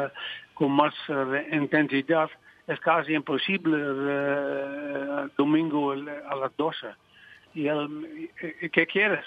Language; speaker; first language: Spanish; non-native, fluent; Dutch